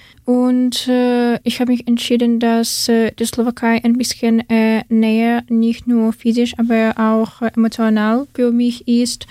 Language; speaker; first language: German; non-native, fluent; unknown